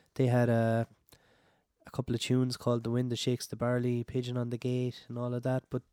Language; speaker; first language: English; native; English